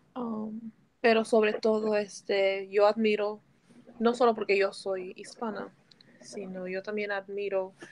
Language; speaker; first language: Spanish; early bilingual, heritage; Spanish